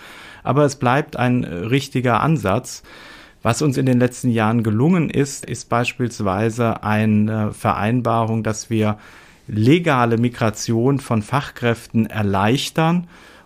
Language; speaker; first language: German; native; German